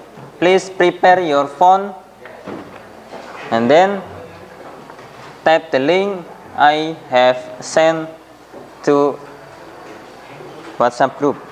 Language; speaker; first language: English; non-native, fluent; Indonesian